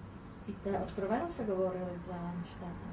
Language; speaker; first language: Bulgarian; non-native, fluent; Czech